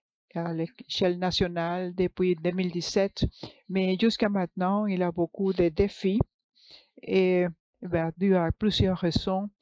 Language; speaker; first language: French; non-native, fluent; English